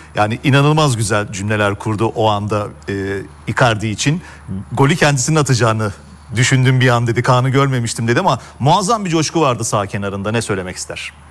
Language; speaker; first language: Turkish; native; Turkish